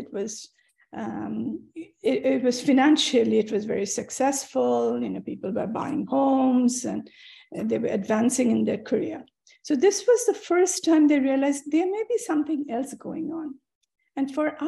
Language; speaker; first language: English; non-native, local second language; Bangla